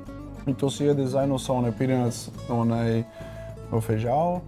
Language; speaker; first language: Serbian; non-native, learner; Portuguese